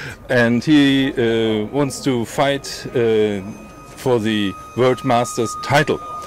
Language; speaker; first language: English; non-native, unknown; German